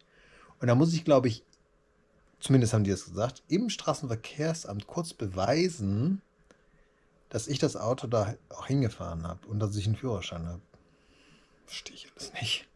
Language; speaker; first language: German; native; German